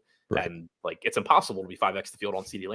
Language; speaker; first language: English; native; English